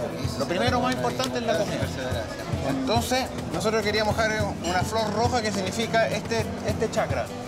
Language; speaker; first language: Spanish; native; Spanish